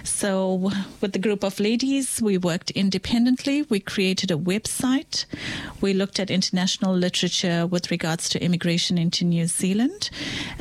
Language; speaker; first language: English; native; English